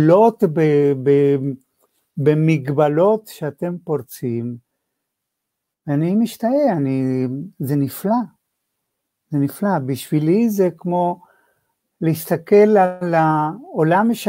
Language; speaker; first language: Hebrew; non-native, fluent; Spanish